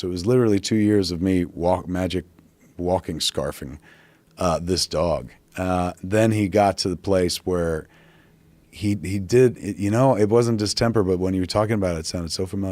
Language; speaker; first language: English; native; English